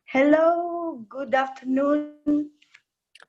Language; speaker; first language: English; non-native, learner; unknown